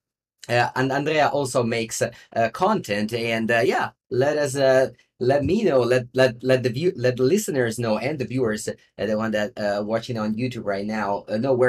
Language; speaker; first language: English; non-native, fluent; Italian